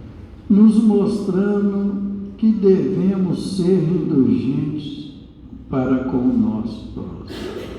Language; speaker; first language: Portuguese; native; Portuguese